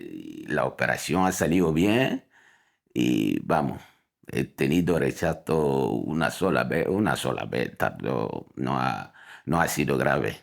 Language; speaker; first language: Spanish; non-native, fluent; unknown